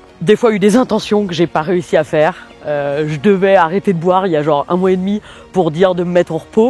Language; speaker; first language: French; native; French